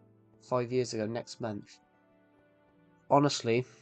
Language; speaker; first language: English; native; English